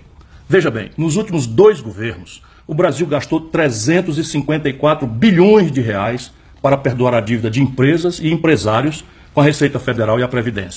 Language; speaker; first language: Portuguese; native; Portuguese